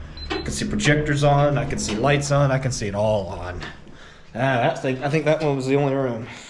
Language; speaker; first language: English; native; English